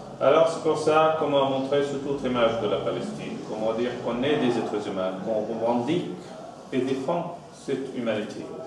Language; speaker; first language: French; non-native, fluent; Arabic